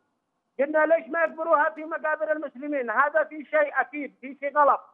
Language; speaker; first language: Arabic; native; Arabic